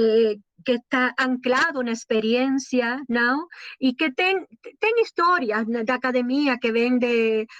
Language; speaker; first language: Portuguese; non-native, learner; Spanish